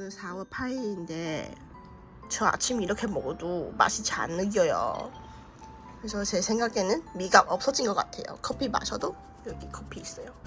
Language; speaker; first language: Korean; non-native, fluent; Chinese